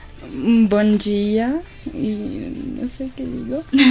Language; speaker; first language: Spanish; non-native, learner; French